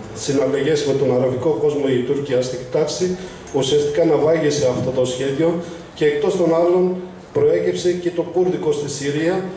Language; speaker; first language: Greek; non-native, fluent; Arabic